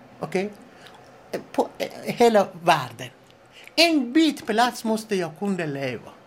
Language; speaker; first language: Swedish; non-native, fluent; Persian